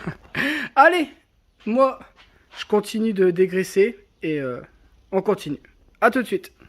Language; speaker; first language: French; native; French